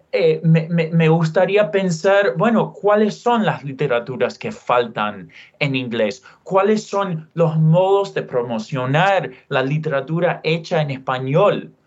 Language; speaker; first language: Spanish; non-native, fluent; English